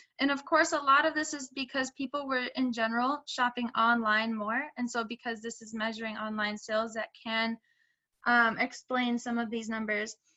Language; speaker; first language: English; native; English